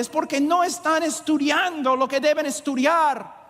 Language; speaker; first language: Spanish; non-native, fluent; English